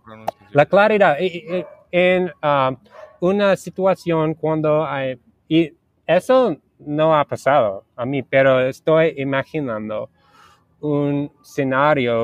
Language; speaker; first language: Spanish; non-native, learner; English